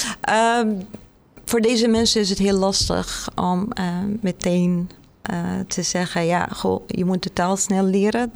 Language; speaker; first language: Dutch; non-native, fluent; Arabic